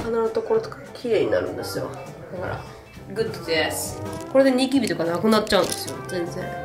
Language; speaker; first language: Japanese; native; Japanese